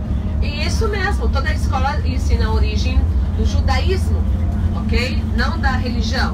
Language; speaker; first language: Portuguese; non-native, fluent; Hebrew